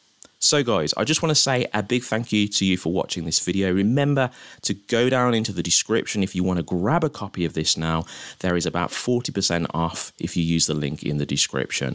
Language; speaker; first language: English; native; English